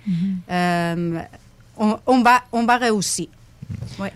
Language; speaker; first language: French; non-native, fluent; Persian